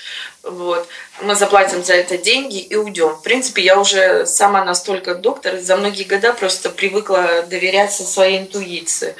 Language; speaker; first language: Russian; native; Russian